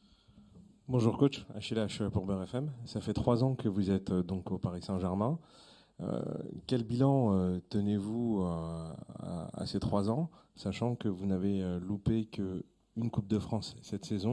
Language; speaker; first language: French; native; French